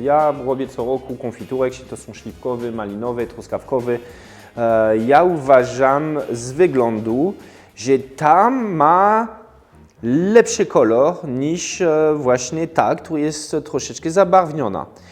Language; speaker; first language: Polish; non-native, fluent; French